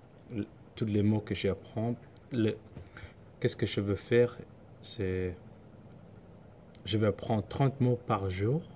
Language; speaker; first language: French; non-native, learner; Somali